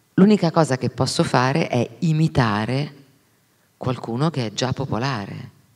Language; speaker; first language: Italian; native; Italian